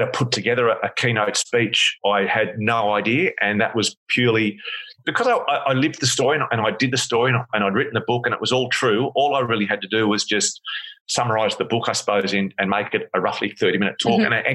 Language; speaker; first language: English; native; English